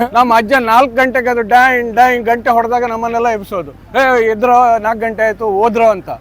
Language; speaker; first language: Kannada; non-native, local second language; Konkani